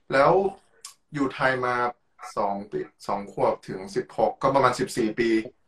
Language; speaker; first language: Thai; native; Thai